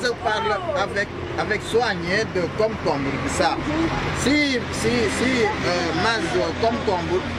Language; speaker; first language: French; non-native, learner; Wolof